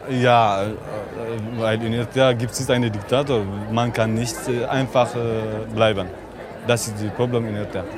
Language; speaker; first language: German; non-native, learner; Tigrinya